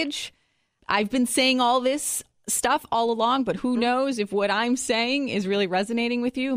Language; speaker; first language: English; native; English